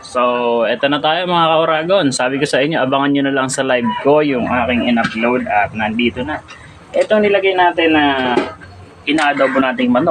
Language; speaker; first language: Filipino; non-native, local second language; Bikol